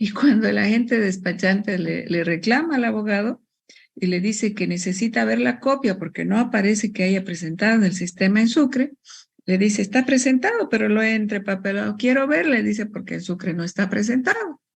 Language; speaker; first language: Spanish; native; Spanish